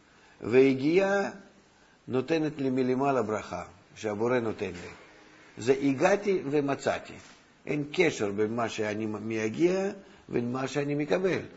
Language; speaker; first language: Hebrew; non-native, fluent; Russian